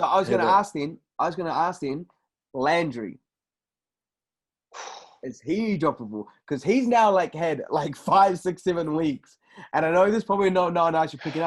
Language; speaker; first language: English; native; English